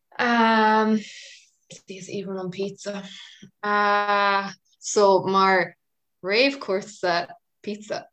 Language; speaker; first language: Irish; non-native, local second language; English